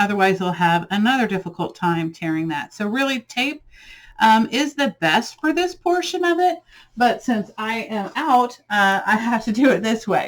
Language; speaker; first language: English; native; English